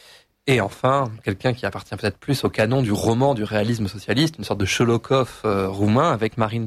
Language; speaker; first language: French; native; French